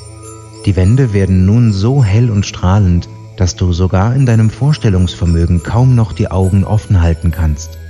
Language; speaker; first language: German; native; German